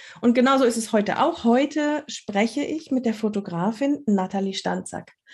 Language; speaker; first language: German; native; German